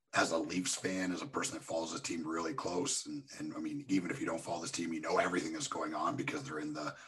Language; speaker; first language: English; native; English